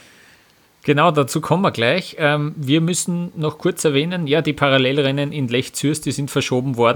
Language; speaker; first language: German; native; German